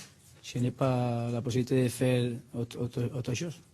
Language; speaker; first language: French; non-native, learner; Spanish